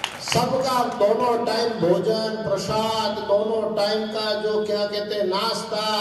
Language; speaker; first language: Hindi; native; Hindi